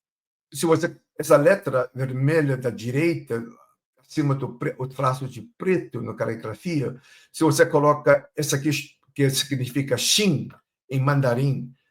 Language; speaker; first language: Portuguese; non-native, fluent; Chinese